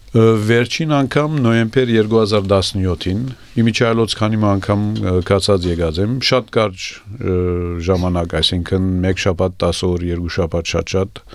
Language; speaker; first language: Armenian; early bilingual, heritage; Armenian